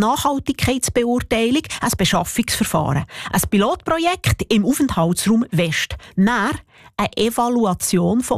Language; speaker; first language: German; native; German